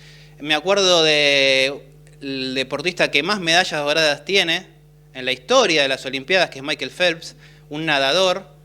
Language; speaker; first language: Spanish; native; Spanish